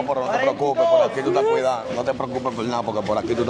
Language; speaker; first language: Spanish; native; Spanish